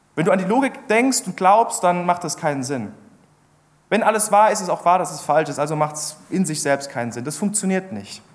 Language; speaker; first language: German; native; German